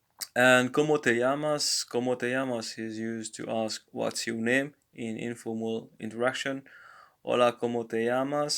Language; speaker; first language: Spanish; non-native, learner; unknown